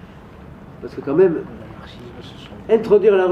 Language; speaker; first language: French; native; French